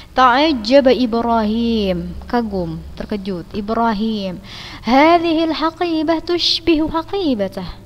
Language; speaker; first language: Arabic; non-native, fluent; Indonesian